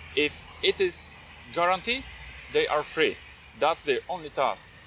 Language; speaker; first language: English; non-native, fluent; Polish